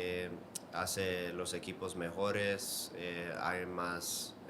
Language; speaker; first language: Spanish; early bilingual, heritage; English